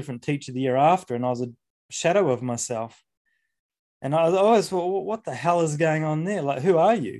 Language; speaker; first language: English; native; English